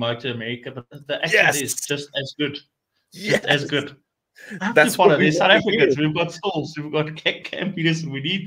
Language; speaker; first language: English; non-native, local second language; Afrikaans